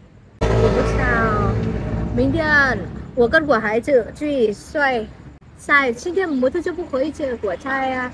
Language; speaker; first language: Chinese; non-native, learner; Vietnamese